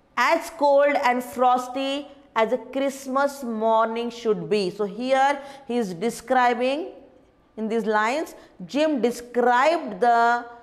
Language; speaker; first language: English; non-native, local second language; Hindi